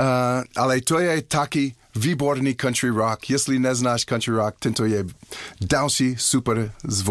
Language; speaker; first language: Czech; non-native, learner; English